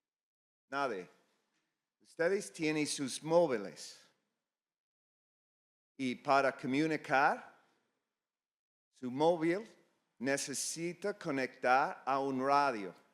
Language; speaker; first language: Spanish; non-native, fluent; English